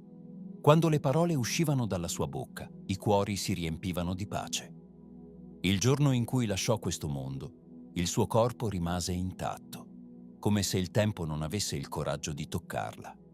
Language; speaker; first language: Italian; native; Italian